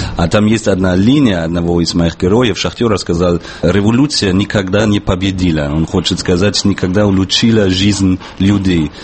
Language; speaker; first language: Russian; non-native, fluent; German